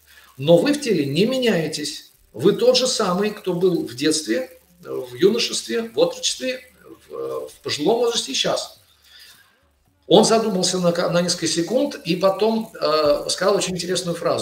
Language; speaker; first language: Russian; native; Russian